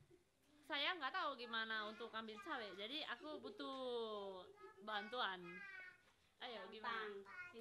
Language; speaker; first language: Indonesian; non-native, fluent; English